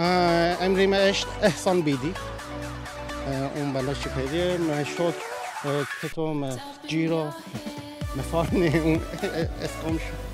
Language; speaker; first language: Albanian; non-native, learner; Persian